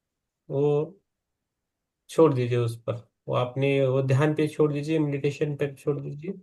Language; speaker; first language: Hindi; native; Hindi